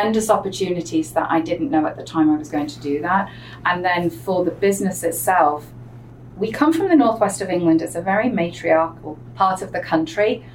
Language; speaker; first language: English; native; English